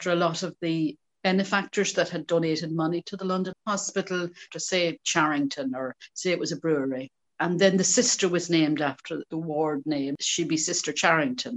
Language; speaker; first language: English; native; English